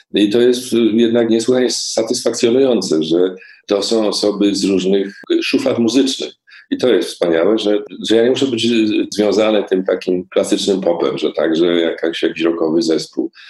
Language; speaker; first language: Polish; native; Polish